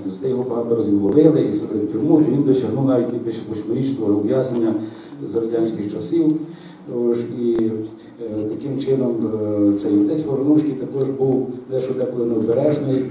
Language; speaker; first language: Ukrainian; native; Ukrainian